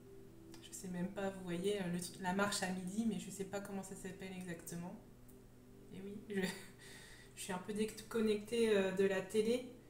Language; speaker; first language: French; native; French